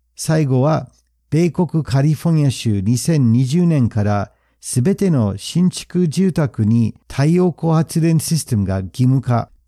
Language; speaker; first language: Japanese; non-native, fluent; English